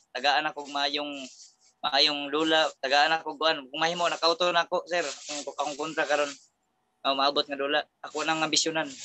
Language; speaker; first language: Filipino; non-native, local second language; Cebuano